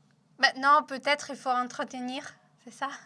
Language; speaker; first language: French; non-native, fluent; Italian